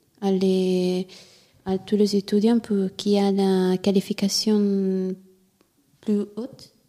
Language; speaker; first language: French; non-native, learner; Italian